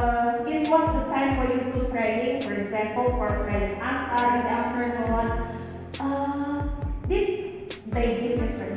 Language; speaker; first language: English; non-native, fluent; Indonesian